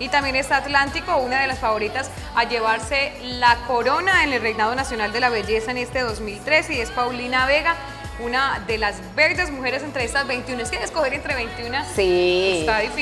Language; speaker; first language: Spanish; native; Spanish